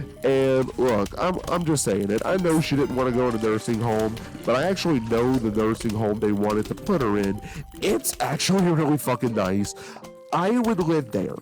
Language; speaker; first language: English; native; English